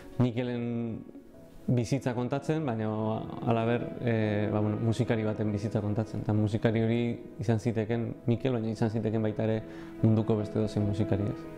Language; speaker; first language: Basque; native; Basque